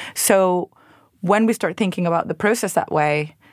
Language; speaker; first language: English; non-native, fluent; Spanish